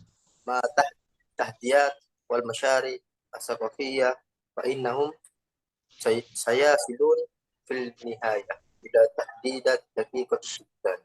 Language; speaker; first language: Arabic; non-native, learner; Indonesian